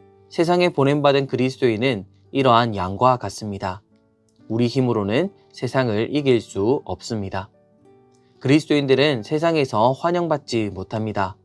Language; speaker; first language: Korean; native; Korean